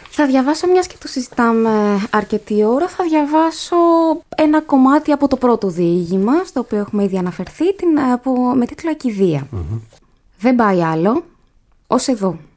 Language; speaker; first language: Greek; native; Greek